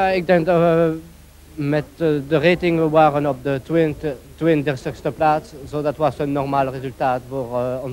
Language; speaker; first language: Dutch; non-native, local second language; French